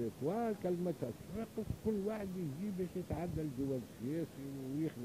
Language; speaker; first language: Arabic; native; Arabic